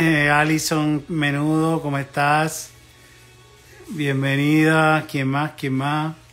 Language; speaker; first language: Spanish; native; Spanish